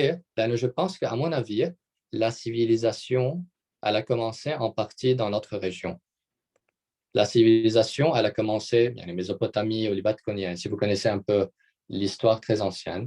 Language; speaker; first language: French; non-native, local second language; Arabic